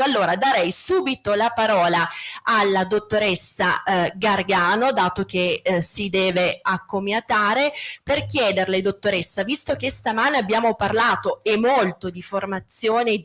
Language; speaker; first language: Italian; native; Italian